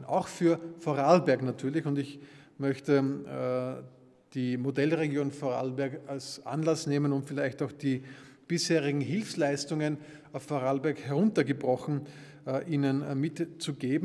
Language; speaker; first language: German; native; German